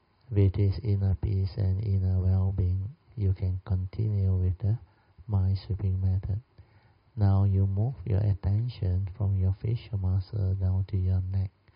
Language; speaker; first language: English; non-native, local second language; Min Nan Chinese